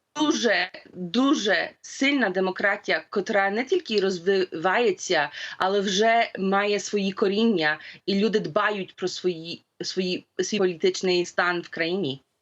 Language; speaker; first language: Ukrainian; early bilingual, heritage; Ukrainian